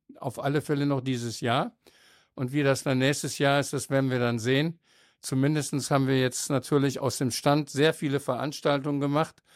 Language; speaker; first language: German; native; German